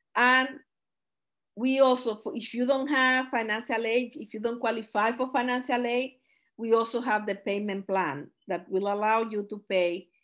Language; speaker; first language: English; non-native, fluent; Spanish